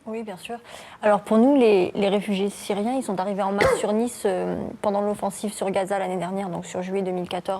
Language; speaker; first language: French; native; French